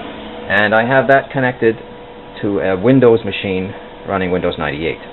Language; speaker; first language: English; native; English